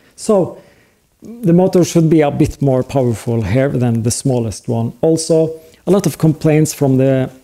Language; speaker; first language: English; non-native, fluent; Norwegian